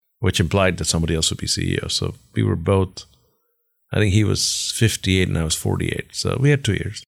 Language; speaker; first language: English; non-native, local second language; Hindi